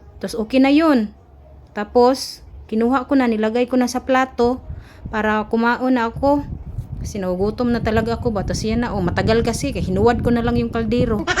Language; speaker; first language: Filipino; non-native, local second language; Cebuano